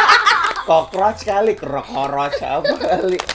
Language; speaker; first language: Indonesian; native; Indonesian